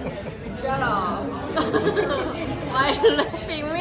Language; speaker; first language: English; non-native, learner; Korean